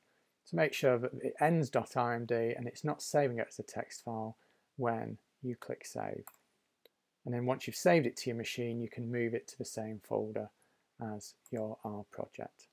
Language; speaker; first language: English; native; English